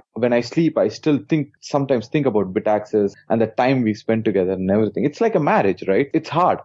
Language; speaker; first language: English; non-native, local second language; Tamil